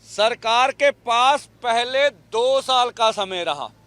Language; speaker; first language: Hindi; non-native, local second language; Punjabi